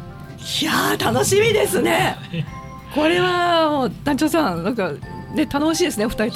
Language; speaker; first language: Japanese; native; Japanese